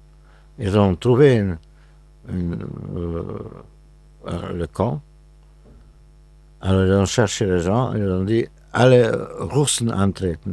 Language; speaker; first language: French; non-native, fluent; Hungarian